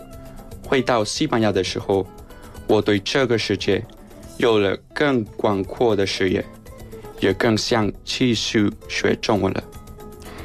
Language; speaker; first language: Chinese; non-native, learner; Spanish